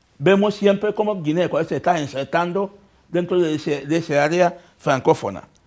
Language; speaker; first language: Spanish; non-native, local second language; Fang